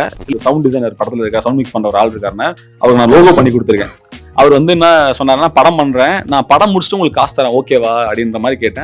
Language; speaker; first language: Tamil; native; Tamil